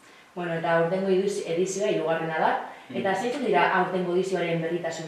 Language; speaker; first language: Basque; native; Basque